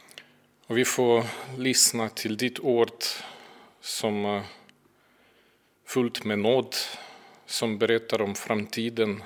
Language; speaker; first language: Swedish; non-native, fluent; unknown